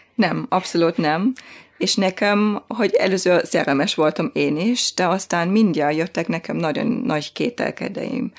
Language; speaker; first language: Hungarian; non-native, fluent; German